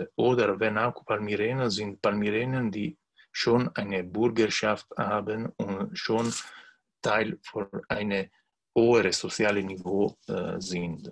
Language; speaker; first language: German; non-native, learner; Italian